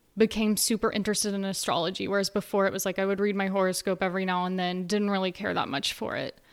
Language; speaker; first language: English; native; English